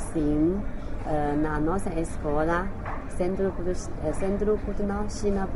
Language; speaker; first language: Portuguese; non-native, learner; Chinese